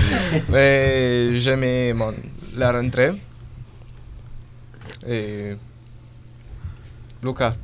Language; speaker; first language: French; non-native, learner; Italian